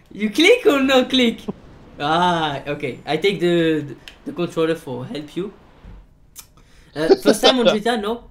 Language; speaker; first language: English; non-native, learner; French